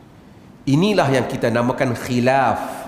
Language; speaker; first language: Malay; native; Malay